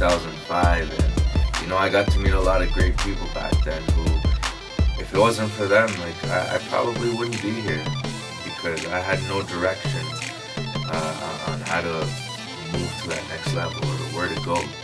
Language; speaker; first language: English; early bilingual, other home language; Spanish